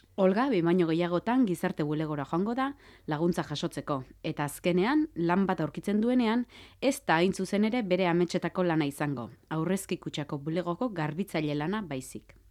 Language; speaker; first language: Basque; native; Basque